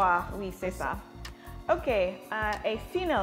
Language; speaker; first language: French; non-native, learner; English